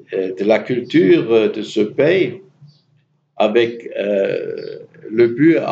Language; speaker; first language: French; non-native, fluent; German